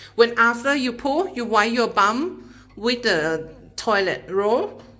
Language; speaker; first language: English; non-native, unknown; Thai